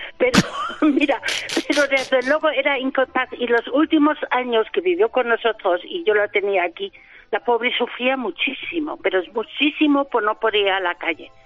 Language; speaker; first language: Spanish; non-native, fluent; German